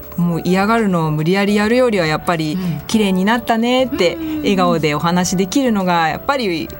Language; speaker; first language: Japanese; native; Japanese